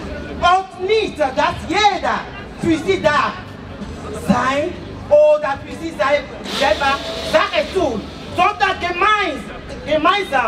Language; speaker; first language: German; non-native, learner; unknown